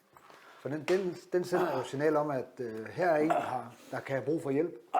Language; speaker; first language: Danish; native; Danish